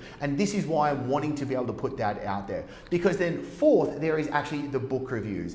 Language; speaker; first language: English; native; English